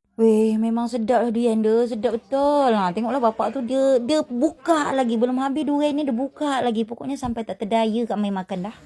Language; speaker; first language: Malay; native; Malay